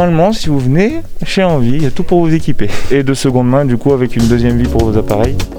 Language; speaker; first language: French; native; French